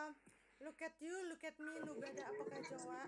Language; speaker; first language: English; non-native, learner; Indonesian